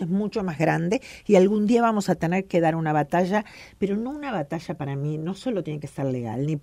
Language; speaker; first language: Spanish; native; Spanish